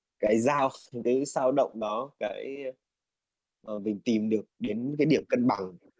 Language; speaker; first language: Vietnamese; native; Vietnamese